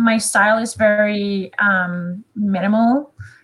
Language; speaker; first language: English; non-native, fluent; French